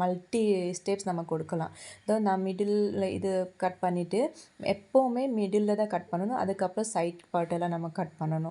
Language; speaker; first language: Tamil; non-native, fluent; Assamese